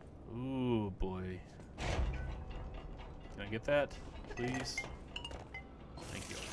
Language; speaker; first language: English; native; English